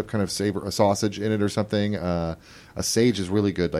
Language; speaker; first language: English; native; English